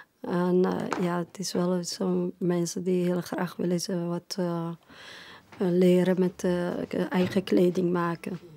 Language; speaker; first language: Dutch; non-native, fluent; Persian